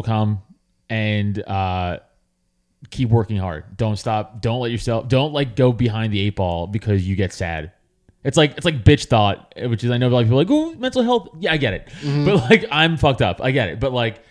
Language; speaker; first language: English; native; English